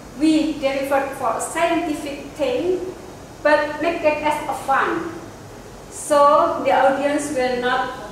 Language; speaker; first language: English; non-native, fluent; Indonesian